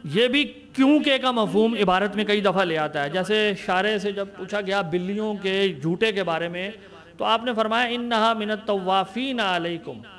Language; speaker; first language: Urdu; native; Urdu